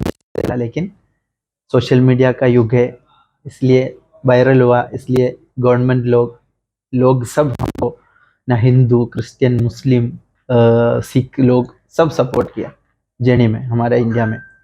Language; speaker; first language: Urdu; non-native, local second language; Malayalam